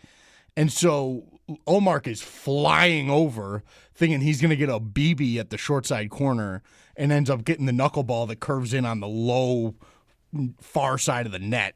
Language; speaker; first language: English; native; English